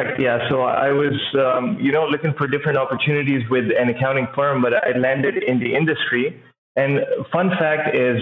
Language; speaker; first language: English; non-native, local second language; Urdu